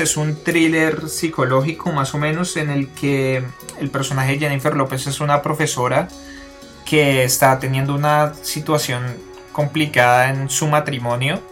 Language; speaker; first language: Spanish; native; Spanish